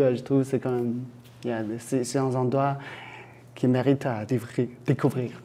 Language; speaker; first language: French; non-native, fluent; Chinese